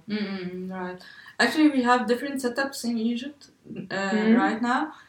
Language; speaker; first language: English; non-native, fluent; Arabic